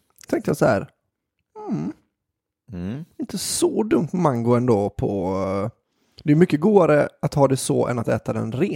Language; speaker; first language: Swedish; native; Swedish